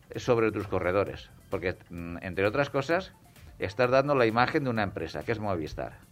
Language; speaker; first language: Spanish; native; Spanish